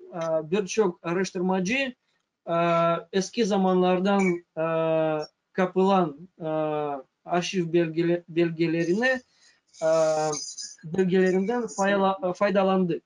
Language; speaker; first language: Turkish; non-native, fluent; Russian